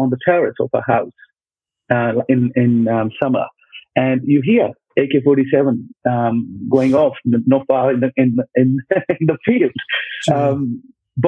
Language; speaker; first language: English; non-native, local second language; Punjabi